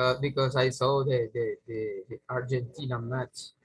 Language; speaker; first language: English; non-native, learner; Spanish